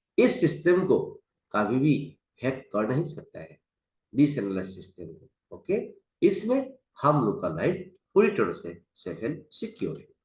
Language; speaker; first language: Hindi; non-native, local second language; Assamese